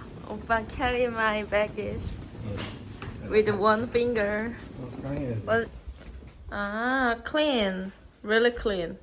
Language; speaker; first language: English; non-native, learner; Korean